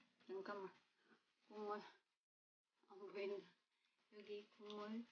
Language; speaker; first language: Korean; non-native, learner; Cebuano